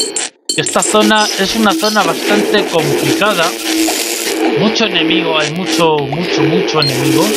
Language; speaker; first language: Spanish; native; Spanish